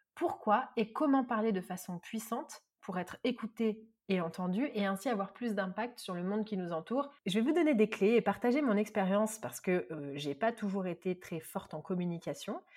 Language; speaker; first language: French; native; French